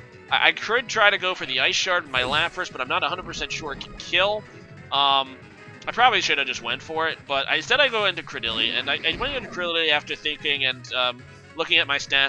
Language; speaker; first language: English; native; English